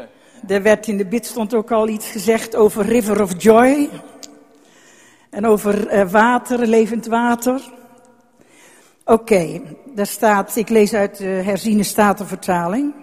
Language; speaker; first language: Dutch; native; Dutch